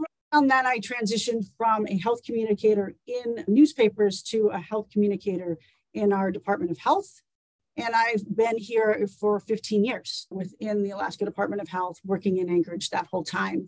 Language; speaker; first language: English; native; English